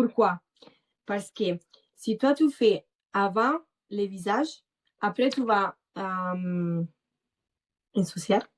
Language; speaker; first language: French; non-native, learner; Italian